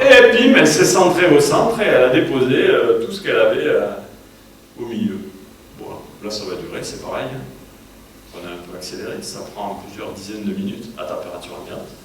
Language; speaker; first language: French; native; French